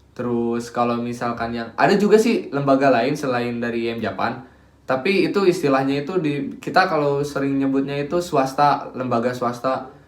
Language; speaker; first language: Indonesian; native; Indonesian